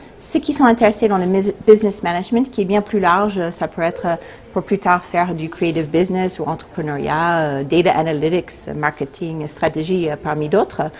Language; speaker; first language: French; non-native, fluent; English